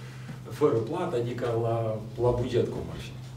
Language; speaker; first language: Romanian; non-native, local second language; Russian